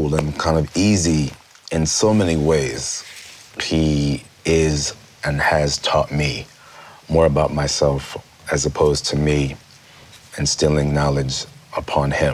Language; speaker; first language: English; native; English